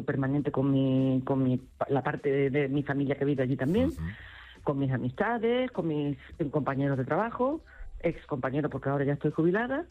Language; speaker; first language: Spanish; native; Spanish